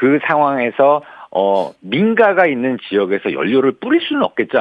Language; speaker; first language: Korean; native; Korean